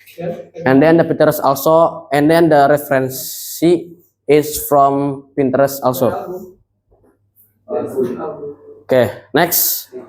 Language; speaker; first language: English; non-native, learner; Indonesian